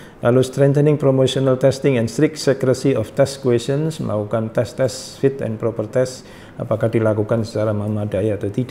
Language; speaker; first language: Indonesian; native; Indonesian